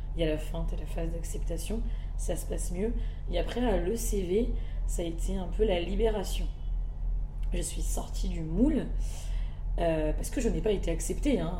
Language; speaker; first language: French; early bilingual, other home language; Malagasy